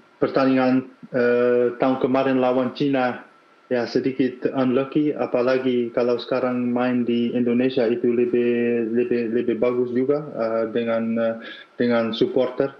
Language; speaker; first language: Indonesian; non-native, fluent; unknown